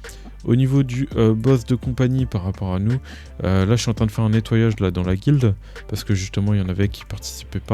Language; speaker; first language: French; native; French